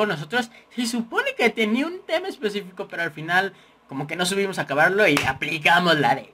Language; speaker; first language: Spanish; native; Spanish